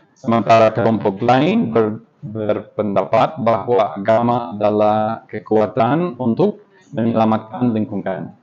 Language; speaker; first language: Indonesian; non-native, learner; English